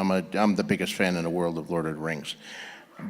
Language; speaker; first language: English; native; English